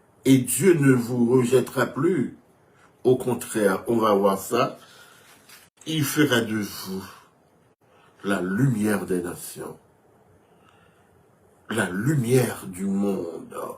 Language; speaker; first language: French; non-native, local second language; Haitian Creole